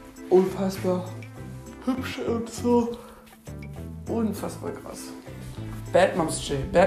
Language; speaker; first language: German; native; German